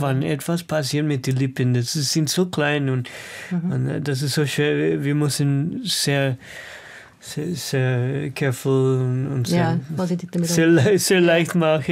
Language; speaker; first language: German; non-native, learner; English